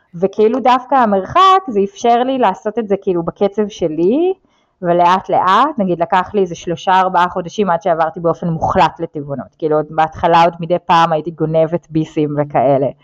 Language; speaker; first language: Hebrew; native; Hebrew